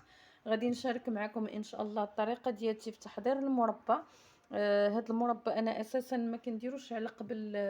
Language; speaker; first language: Arabic; native; Arabic